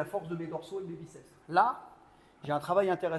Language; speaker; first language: French; native; French